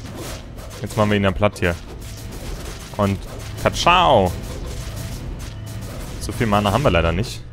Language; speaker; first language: German; native; German